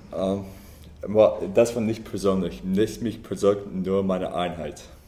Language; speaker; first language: German; non-native, learner; English